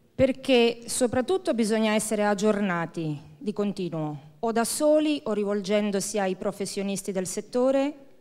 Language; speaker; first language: Italian; non-native, fluent; Croatian